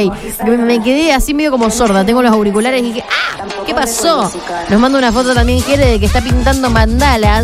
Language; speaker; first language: Spanish; native; Spanish